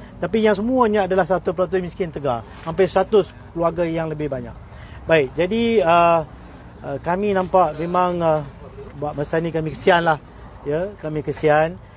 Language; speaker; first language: Malay; non-native, local second language; Tamil